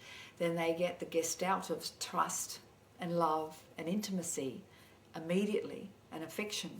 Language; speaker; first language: English; native; English